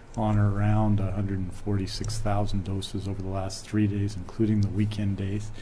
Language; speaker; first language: English; native; English